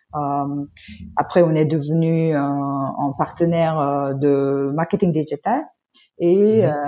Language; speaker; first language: French; non-native, fluent; Korean